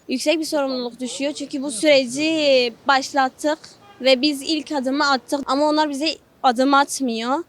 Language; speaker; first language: Turkish; non-native, local second language; Kurdish